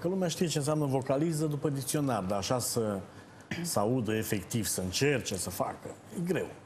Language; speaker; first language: Romanian; native; Romanian